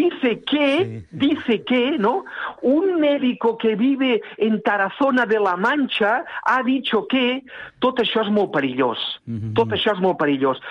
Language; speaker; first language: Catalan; native; Catalan